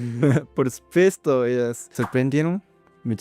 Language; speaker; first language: Spanish; non-native, learner; Japanese